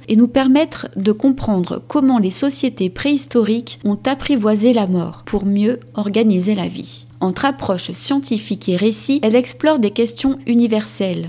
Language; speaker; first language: French; native; French